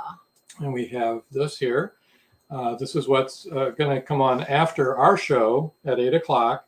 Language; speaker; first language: English; native; English